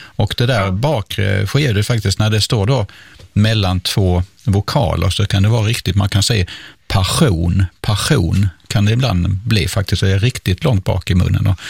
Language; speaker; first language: Swedish; native; Swedish